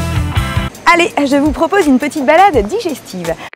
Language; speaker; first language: French; native; French